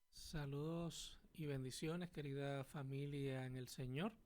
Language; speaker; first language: Spanish; native; Spanish